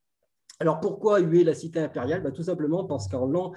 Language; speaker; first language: French; native; French